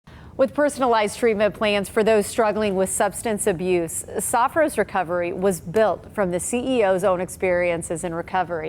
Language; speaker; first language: English; native; English